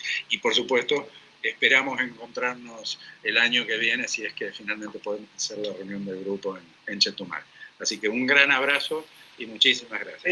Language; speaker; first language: Spanish; native; Spanish